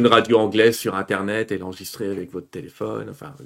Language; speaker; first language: French; native; French